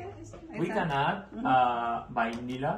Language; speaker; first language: English; non-native, learner; Spanish